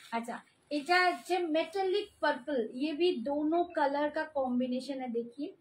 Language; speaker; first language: Hindi; non-native, local second language; Bangla